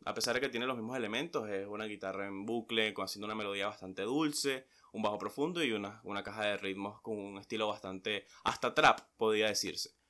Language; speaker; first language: Spanish; native; Spanish